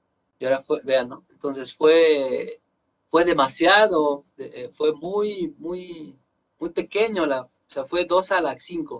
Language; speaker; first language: Spanish; native; Spanish